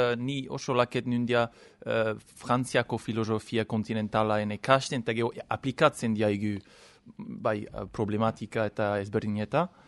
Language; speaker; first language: Basque; non-native, fluent; English